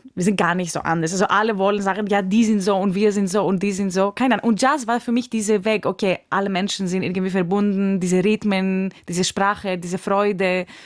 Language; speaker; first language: German; non-native, fluent; Greek